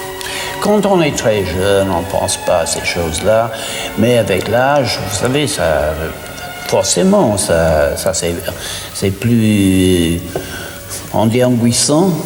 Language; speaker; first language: French; non-native, fluent; English